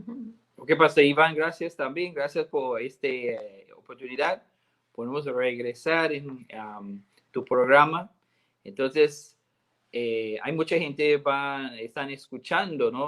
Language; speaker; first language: Spanish; non-native, fluent; English